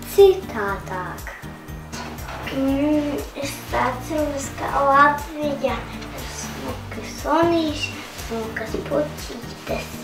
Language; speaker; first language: Latvian; early bilingual, heritage; Latvian